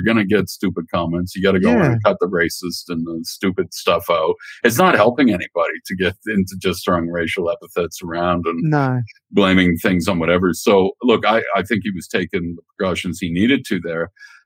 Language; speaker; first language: English; native; English